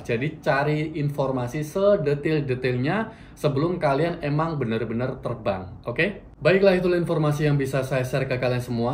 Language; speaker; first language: Indonesian; native; Indonesian